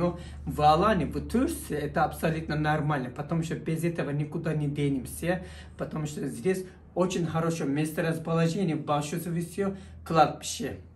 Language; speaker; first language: Russian; non-native, learner; Turkish